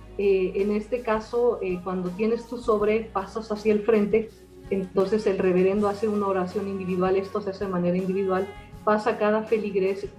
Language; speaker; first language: Spanish; native; Spanish